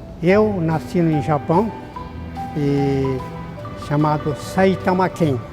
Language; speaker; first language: Portuguese; early bilingual, other home language; Japanese